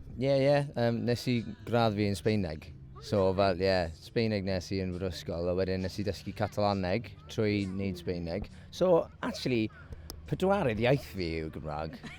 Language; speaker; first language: Welsh; non-native, local second language; English